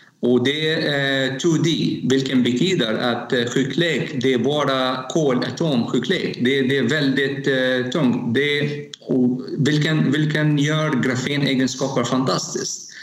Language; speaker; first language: Swedish; non-native, learner; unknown